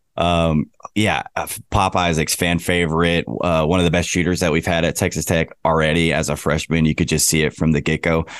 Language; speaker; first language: English; native; English